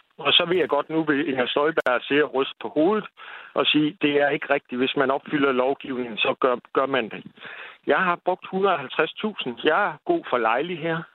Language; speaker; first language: Danish; native; Danish